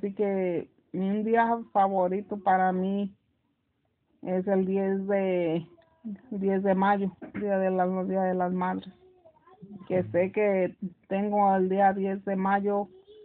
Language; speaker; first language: Spanish; native; Spanish